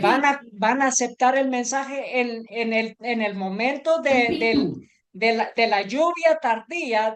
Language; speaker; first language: Spanish; native; Spanish